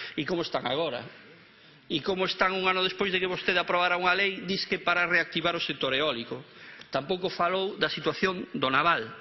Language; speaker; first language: Galician; non-native, local second language; Spanish